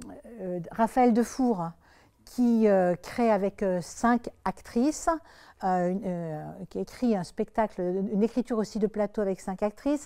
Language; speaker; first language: French; native; French